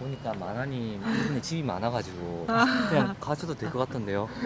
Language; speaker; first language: Korean; native; Korean